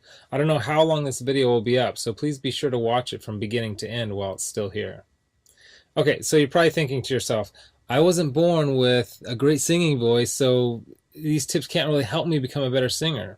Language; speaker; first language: English; native; English